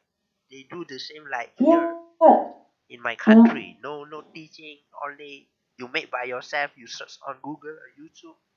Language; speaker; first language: English; non-native, learner; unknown